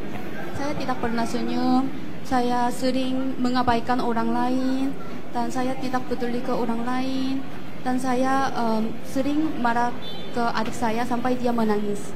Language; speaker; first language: Indonesian; non-native, fluent; Korean